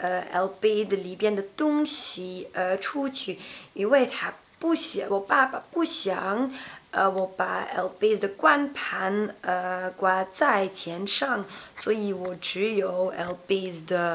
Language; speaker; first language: Chinese; non-native, learner; Dutch